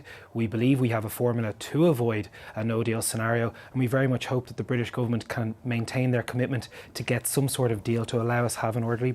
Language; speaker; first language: English; native; English